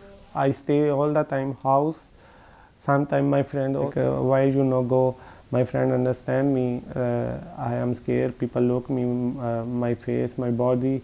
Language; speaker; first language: English; non-native, learner; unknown